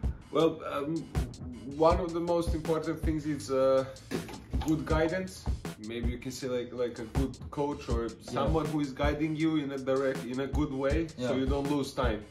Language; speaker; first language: English; non-native, fluent; Serbian